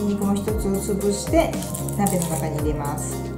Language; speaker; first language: Japanese; native; Japanese